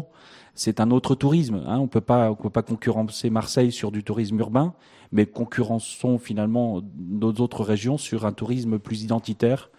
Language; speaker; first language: French; native; French